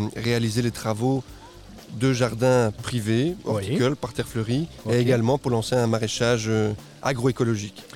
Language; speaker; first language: French; non-native, fluent; Spanish